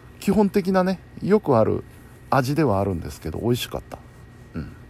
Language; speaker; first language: Japanese; native; Japanese